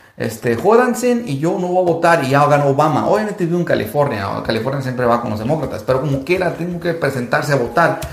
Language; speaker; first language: Spanish; early bilingual, heritage; Spanish